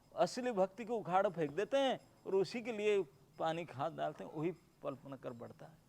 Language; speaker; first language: Hindi; non-native, local second language; Bangla